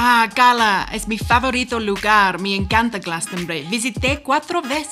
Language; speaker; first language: Spanish; non-native, fluent; English